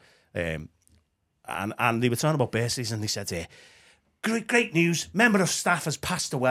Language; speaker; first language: English; native; English